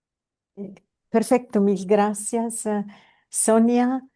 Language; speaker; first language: Spanish; non-native, fluent; Italian